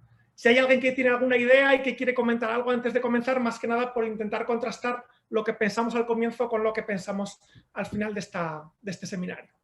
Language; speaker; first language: Spanish; native; Spanish